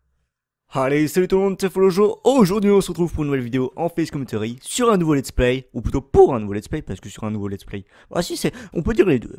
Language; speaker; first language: French; native; French